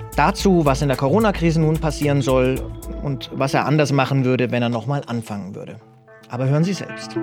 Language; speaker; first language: German; native; German